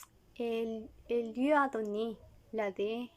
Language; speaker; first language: French; non-native, learner; Spanish